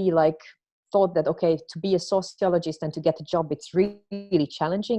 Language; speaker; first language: English; non-native, fluent; Hungarian